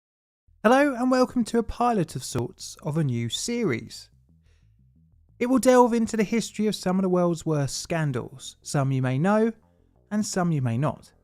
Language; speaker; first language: English; native; English